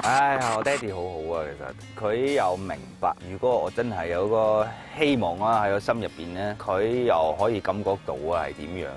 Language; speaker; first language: Cantonese; non-native, fluent; German